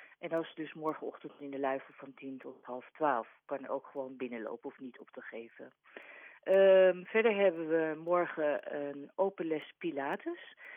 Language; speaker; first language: Dutch; native; Dutch